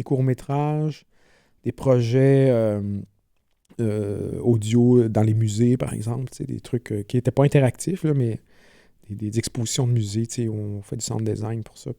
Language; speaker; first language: French; native; French